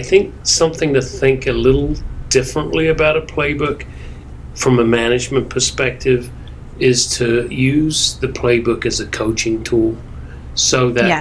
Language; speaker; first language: English; native; English